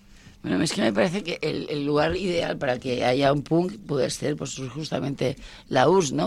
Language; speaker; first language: Spanish; native; Spanish